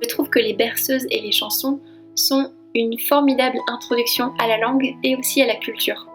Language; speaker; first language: French; native; French